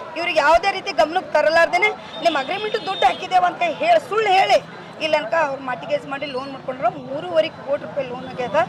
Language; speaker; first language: Kannada; native; Kannada